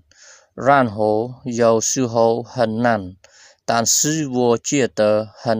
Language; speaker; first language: Chinese; non-native, fluent; Khmer